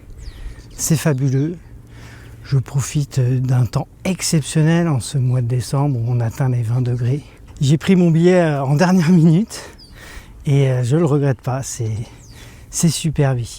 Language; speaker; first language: French; native; French